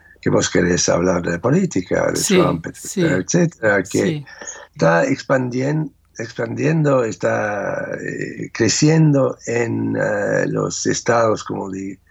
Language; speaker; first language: Spanish; non-native, fluent; English